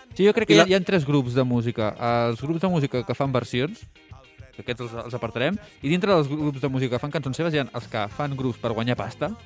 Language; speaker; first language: Catalan; native; Catalan